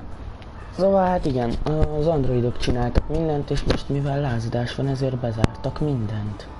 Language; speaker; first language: Hungarian; native; Hungarian